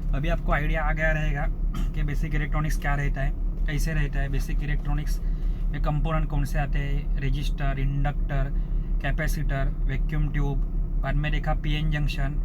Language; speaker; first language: Hindi; non-native, local second language; Marathi